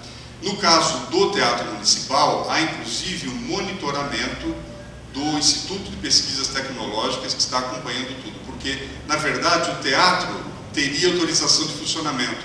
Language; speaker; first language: Portuguese; native; Portuguese